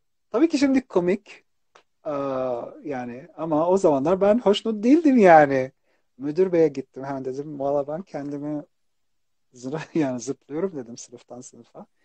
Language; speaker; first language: Turkish; non-native, fluent; Arabic